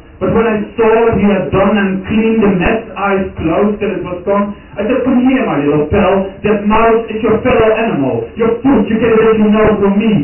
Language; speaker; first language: English; non-native, fluent; Dutch